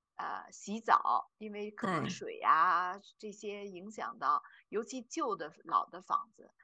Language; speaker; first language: Chinese; native; Chinese